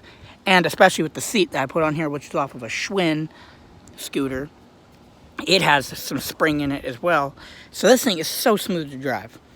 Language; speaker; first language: English; native; English